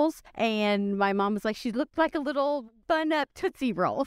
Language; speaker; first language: English; native; English